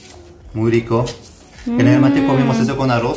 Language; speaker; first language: Spanish; non-native, fluent; Turkish